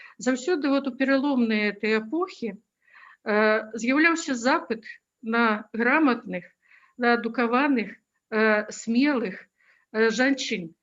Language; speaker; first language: Belarusian; non-native, local second language; Russian